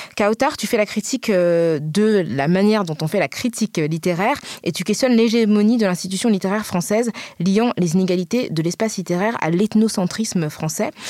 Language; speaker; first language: French; early bilingual, other home language; Wolof